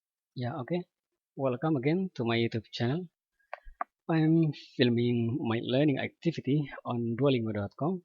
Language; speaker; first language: English; non-native, learner; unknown